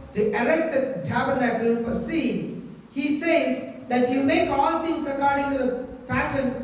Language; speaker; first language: English; non-native, local second language; Telugu